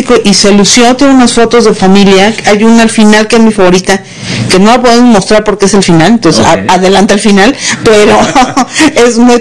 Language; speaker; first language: Spanish; native; Spanish